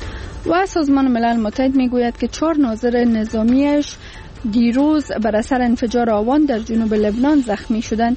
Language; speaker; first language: Persian; native; Persian